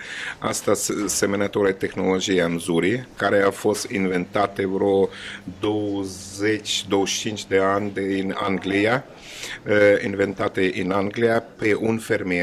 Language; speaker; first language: Romanian; non-native, learner; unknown